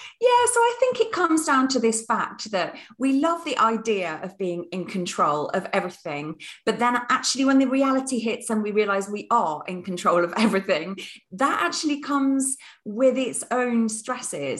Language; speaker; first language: English; native; English